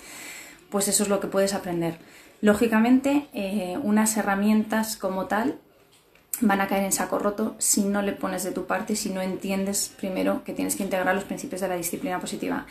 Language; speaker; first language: Spanish; native; Spanish